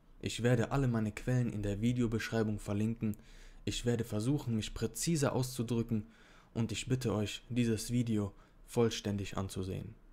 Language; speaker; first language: German; non-native, fluent; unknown